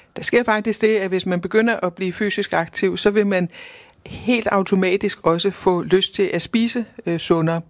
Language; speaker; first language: Danish; native; Danish